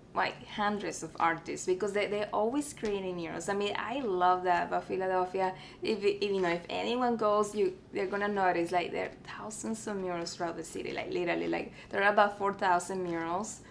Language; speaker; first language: English; early bilingual, other home language; Spanish